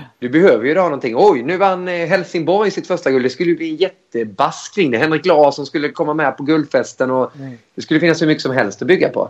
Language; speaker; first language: Swedish; native; Swedish